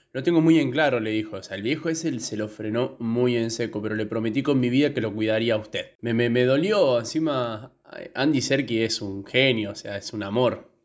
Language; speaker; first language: Spanish; native; Spanish